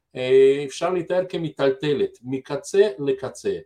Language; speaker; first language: Hebrew; non-native, fluent; Russian